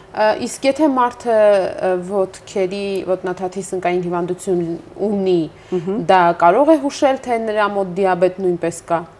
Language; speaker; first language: Armenian; native; Armenian